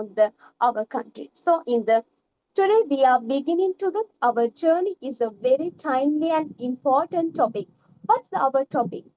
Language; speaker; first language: English; non-native, local second language; Sinhala